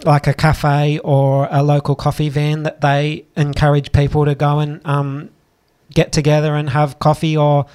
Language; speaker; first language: English; native; English